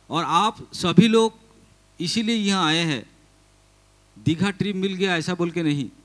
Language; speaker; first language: Hindi; non-native, local second language; Bangla